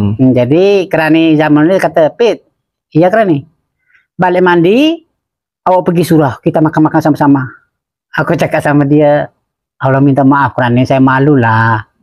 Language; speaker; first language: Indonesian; non-native, local second language; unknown